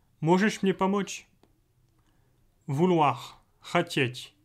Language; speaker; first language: Russian; non-native, fluent; French